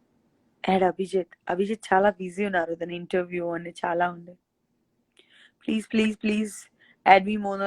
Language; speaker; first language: Telugu; non-native, local second language; Gujarati